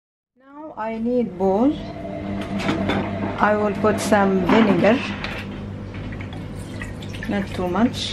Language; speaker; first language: English; non-native, learner; Arabic